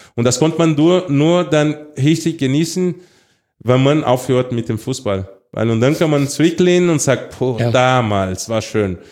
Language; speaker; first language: German; non-native, fluent; Portuguese